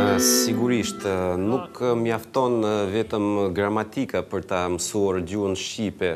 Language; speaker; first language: Albanian; non-native, fluent; Russian